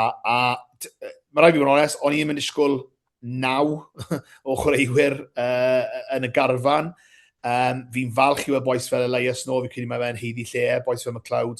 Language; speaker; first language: Welsh; native; Welsh